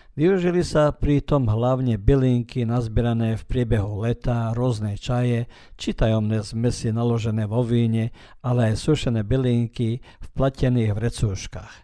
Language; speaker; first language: Slovak; early bilingual, heritage; Slovak